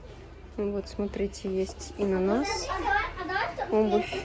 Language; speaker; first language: Russian; native; Russian